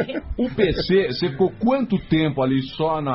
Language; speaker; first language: Portuguese; native; Portuguese